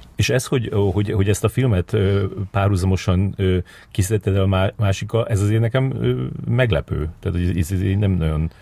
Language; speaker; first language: Hungarian; native; Hungarian